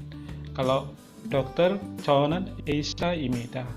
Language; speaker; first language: Korean; non-native, fluent; Indonesian